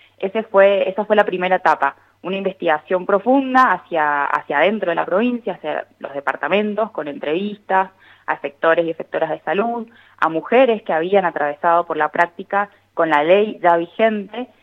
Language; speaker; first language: Spanish; native; Spanish